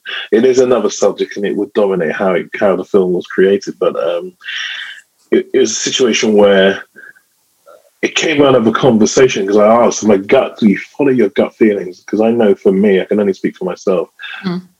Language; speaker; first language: English; native; English